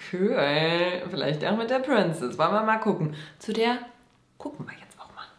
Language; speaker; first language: German; native; German